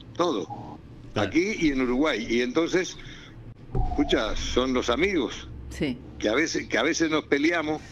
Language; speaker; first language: Spanish; native; Spanish